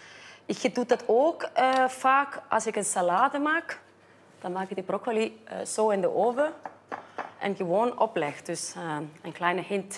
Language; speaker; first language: Dutch; non-native, fluent; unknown